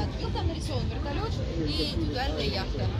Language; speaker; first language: Russian; native; Russian